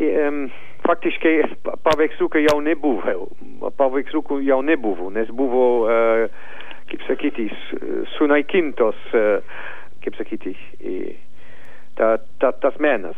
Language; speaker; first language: Lithuanian; non-native, learner; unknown